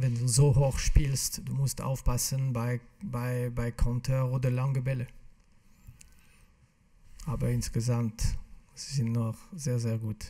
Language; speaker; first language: German; non-native, local second language; French